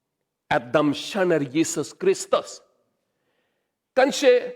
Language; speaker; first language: Swedish; non-native, learner; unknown